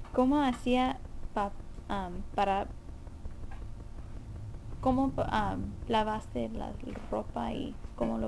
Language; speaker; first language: Spanish; early bilingual, heritage; Spanish